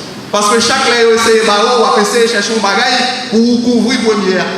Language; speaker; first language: French; non-native, learner; Haitian Creole